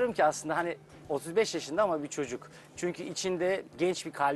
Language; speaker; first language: Turkish; native; Turkish